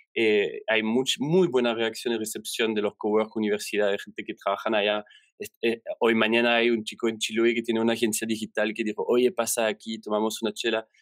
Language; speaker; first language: Spanish; non-native, fluent; French